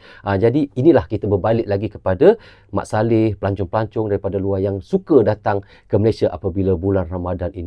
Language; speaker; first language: Malay; native; Malay